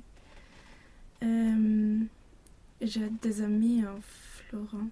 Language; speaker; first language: French; non-native, learner; Swedish